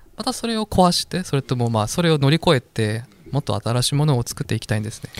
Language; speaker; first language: Japanese; non-native, fluent; Korean